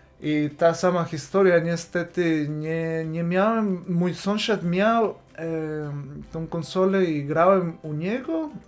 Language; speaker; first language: Polish; non-native, fluent; Spanish